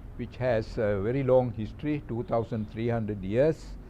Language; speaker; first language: English; non-native, local second language; Sinhala